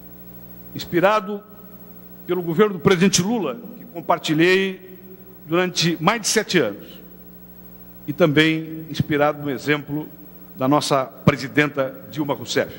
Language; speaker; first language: Portuguese; native; Portuguese